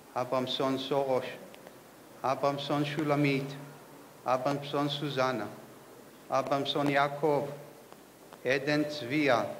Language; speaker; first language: English; non-native, fluent; Hebrew